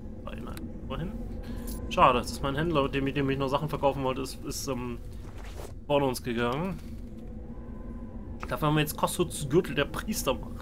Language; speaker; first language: German; native; German